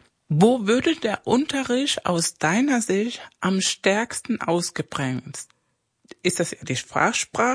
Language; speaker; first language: German; non-native, fluent; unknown